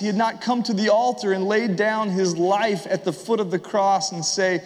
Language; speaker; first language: English; native; English